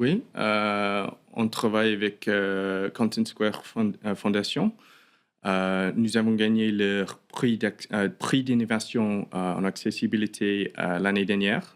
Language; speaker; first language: French; non-native, learner; English